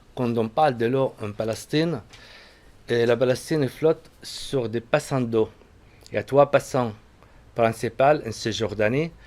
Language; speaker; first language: French; non-native, fluent; Arabic